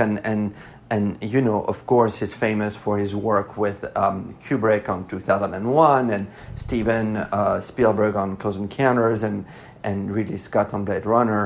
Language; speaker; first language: English; non-native, fluent; French